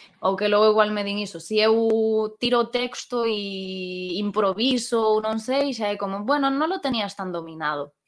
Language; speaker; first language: Galician; non-native, local second language; Spanish